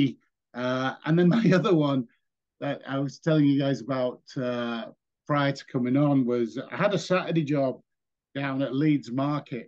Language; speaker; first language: English; native; English